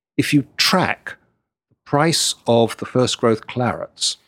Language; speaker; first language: English; native; English